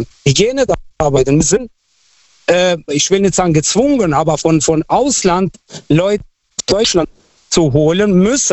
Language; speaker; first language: German; non-native, fluent; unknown